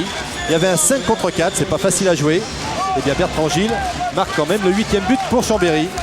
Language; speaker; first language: French; native; French